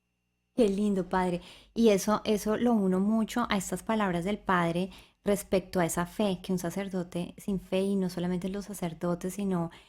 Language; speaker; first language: Spanish; native; Spanish